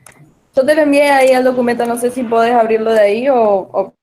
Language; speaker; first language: Spanish; native; Spanish